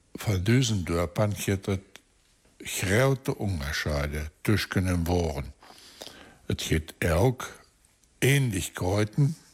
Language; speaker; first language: German; native; German